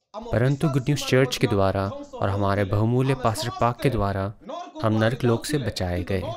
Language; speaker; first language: Hindi; non-native, local second language; Odia